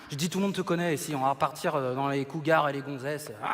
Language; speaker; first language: French; native; French